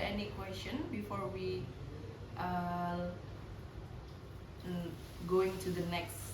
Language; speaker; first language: English; non-native, learner; Indonesian